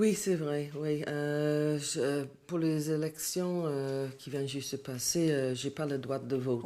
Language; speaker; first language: French; non-native, learner; English